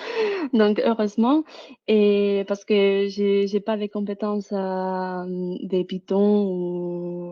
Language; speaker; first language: French; non-native, fluent; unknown